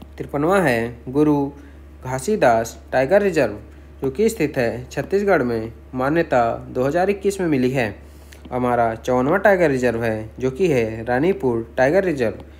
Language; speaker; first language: Hindi; native; Hindi